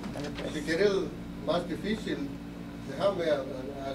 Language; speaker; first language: Spanish; non-native, learner; English